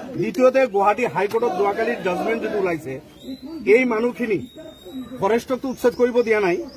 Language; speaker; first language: Assamese; non-native, local second language; Bangla